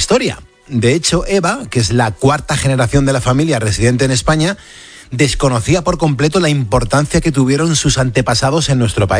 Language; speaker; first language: Spanish; native; Spanish